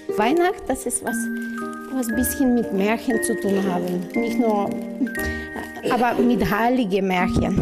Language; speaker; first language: German; non-native, learner; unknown